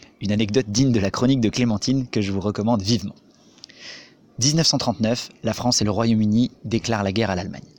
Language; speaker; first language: French; native; French